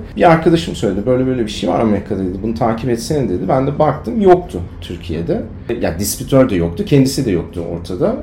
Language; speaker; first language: Turkish; early bilingual, other home language; German